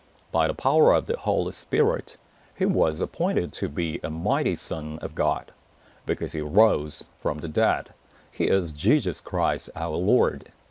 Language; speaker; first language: English; non-native, fluent; Korean